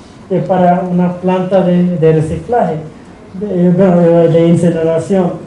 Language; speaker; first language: Spanish; non-native, fluent; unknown